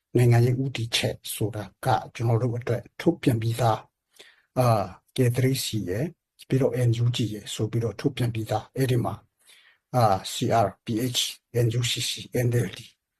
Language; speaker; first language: Burmese; non-native, local second language; Hakha Chin